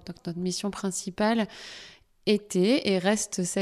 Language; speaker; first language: French; native; French